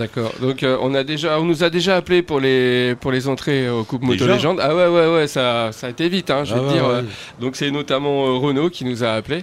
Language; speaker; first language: French; native; French